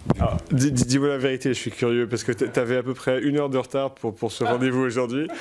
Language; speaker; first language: French; native; French